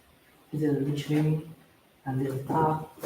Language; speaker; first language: English; non-native, learner; Chinese